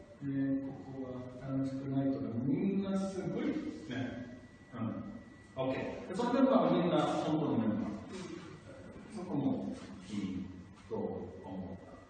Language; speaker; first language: Japanese; non-native, fluent; English